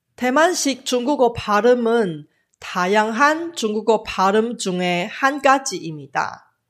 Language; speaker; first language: Korean; non-native, fluent; Chinese